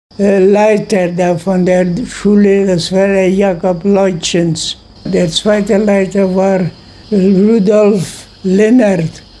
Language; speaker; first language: German; non-native, local second language; Low German